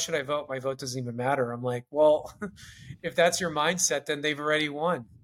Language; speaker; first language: English; native; English